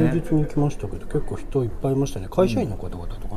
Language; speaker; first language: Japanese; native; Japanese